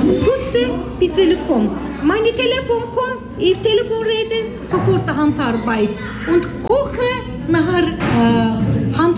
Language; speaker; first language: German; non-native, learner; Turkish